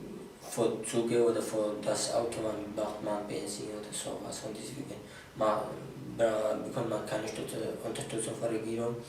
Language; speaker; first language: German; early bilingual, other home language; Arabic